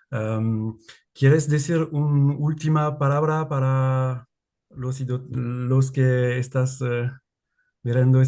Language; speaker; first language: Spanish; non-native, learner; French